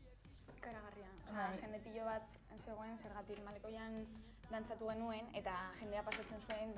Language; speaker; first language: Basque; non-native, local second language; Spanish